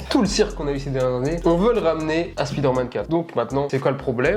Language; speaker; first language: French; native; French